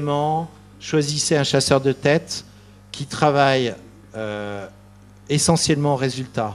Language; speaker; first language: French; native; French